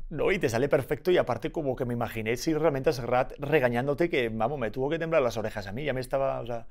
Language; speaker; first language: Spanish; native; Spanish